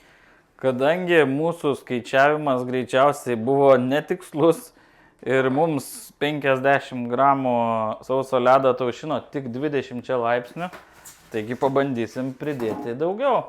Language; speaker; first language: Lithuanian; native; Lithuanian